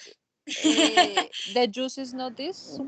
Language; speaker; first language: English; non-native, learner; Spanish